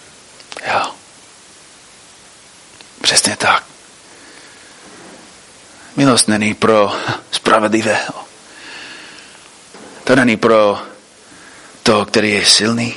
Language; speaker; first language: Czech; non-native, fluent; English